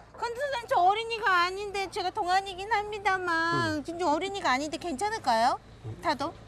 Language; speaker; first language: Korean; native; Korean